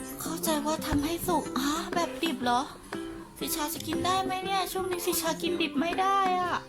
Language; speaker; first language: Thai; native; Thai